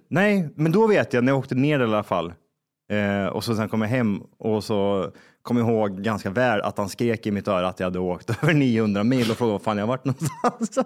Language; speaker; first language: Swedish; native; Swedish